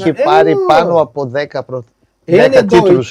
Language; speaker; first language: Greek; non-native, fluent; Portuguese